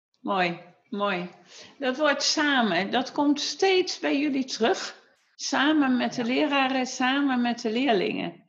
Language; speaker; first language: Dutch; native; Dutch